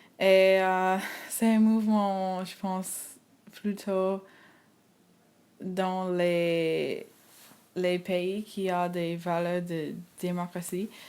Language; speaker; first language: French; non-native, learner; English